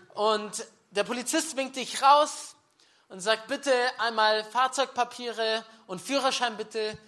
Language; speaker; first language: German; native; German